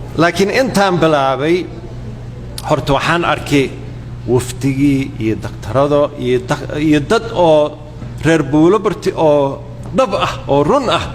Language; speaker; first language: Somali; non-native, fluent; English